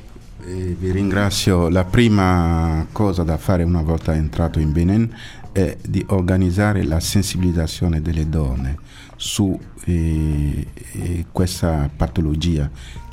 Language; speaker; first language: Italian; non-native, fluent; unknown